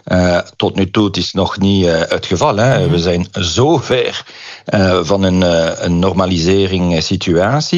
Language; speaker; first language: Dutch; non-native, local second language; French